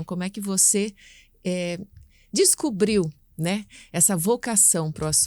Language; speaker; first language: Portuguese; native; Portuguese